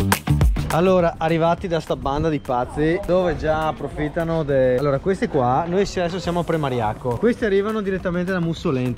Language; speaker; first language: Italian; native; Italian